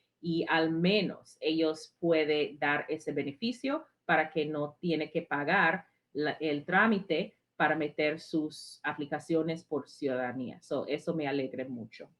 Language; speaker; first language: Spanish; non-native, fluent; English